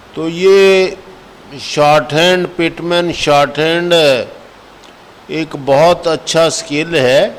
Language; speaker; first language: Urdu; non-native, local second language; Punjabi